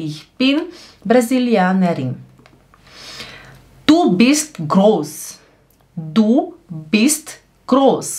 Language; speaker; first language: German; non-native, fluent; Portuguese